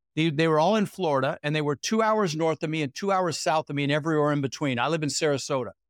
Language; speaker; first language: English; native; English